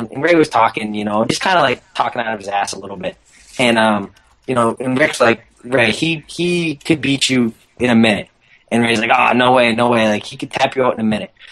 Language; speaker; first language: English; native; English